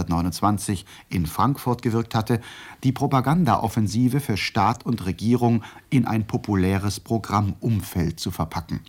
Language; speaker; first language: German; native; German